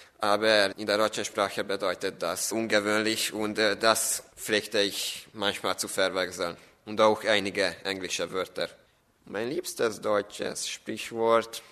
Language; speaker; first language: German; non-native, fluent; Hungarian